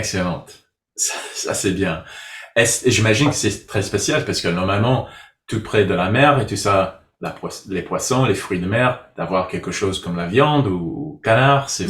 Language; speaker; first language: French; non-native, learner; English